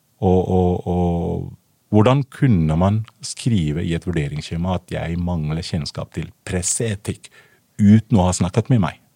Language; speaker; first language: Norwegian; non-native, fluent; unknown